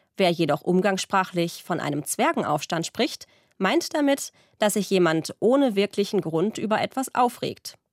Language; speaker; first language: German; native; German